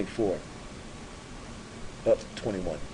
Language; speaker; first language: English; native; English